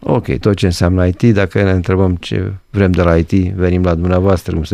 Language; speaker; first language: Romanian; native; Romanian